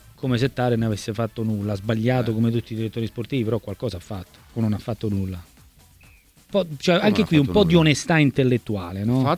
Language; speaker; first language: Italian; native; Italian